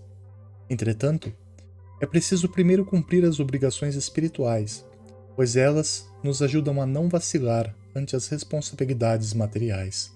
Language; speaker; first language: Portuguese; native; Portuguese